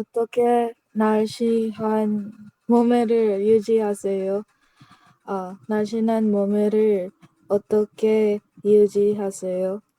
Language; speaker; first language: Korean; non-native, learner; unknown